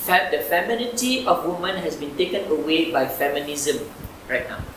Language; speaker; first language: English; non-native, local second language; Malay